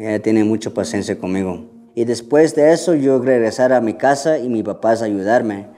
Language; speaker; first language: Spanish; early bilingual, heritage; Spanish